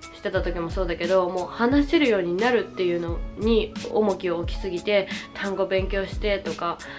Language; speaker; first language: Japanese; native; Japanese